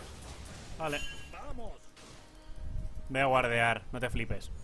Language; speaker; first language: Spanish; native; Spanish